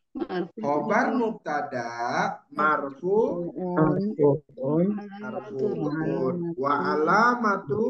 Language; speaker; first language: Arabic; non-native, fluent; Indonesian